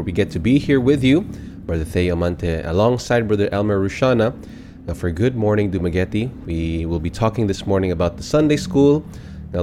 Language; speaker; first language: English; non-native, local second language; Cebuano